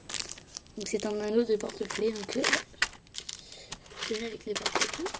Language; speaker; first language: French; native; French